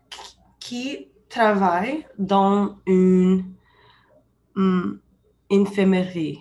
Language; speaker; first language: French; non-native, learner; English